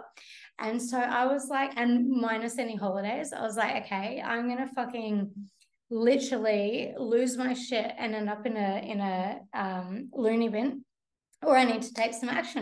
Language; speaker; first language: English; native; English